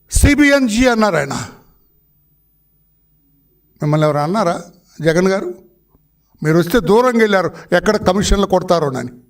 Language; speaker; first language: Telugu; native; Telugu